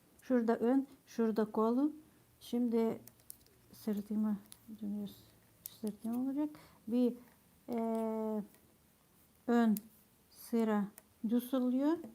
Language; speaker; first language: Turkish; non-native, fluent; Ukrainian